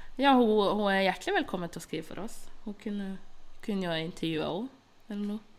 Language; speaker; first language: Norwegian; early bilingual, other home language; Somali